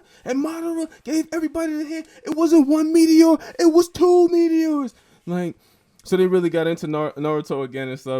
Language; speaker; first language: English; native; English